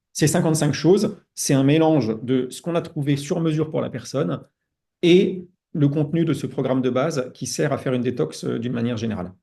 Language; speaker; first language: French; native; French